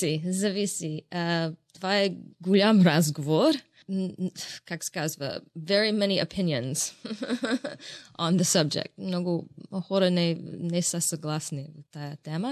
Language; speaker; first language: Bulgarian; non-native, learner; English